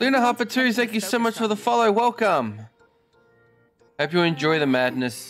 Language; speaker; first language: English; native; English